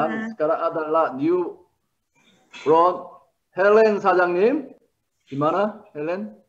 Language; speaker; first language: Indonesian; non-native, learner; Korean